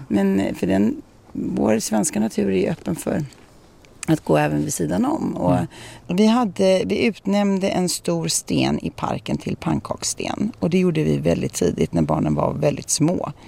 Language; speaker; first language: Swedish; native; Swedish